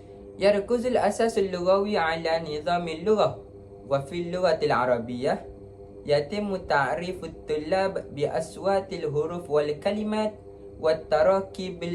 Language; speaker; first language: Arabic; non-native, learner; Malay